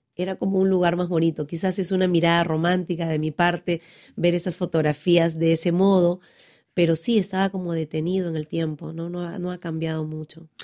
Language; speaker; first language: Spanish; native; Spanish